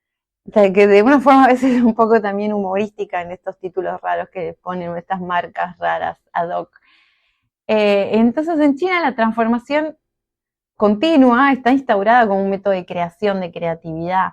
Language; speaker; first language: Spanish; native; Spanish